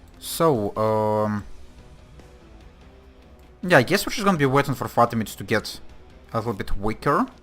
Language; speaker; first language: English; non-native, fluent; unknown